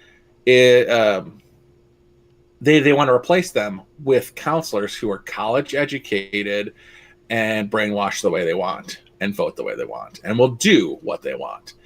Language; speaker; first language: English; native; English